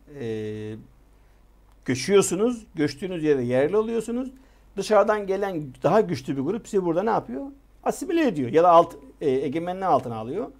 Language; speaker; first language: Turkish; native; Turkish